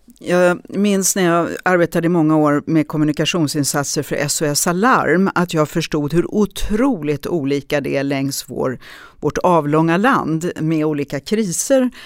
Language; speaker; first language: Swedish; native; Swedish